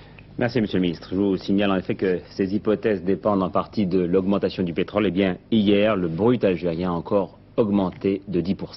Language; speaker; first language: French; native; French